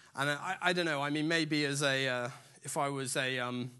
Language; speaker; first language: English; native; English